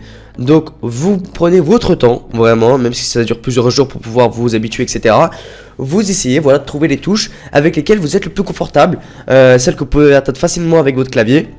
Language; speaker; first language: French; native; French